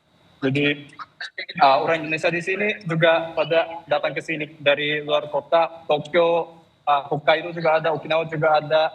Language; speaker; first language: Indonesian; non-native, fluent; Japanese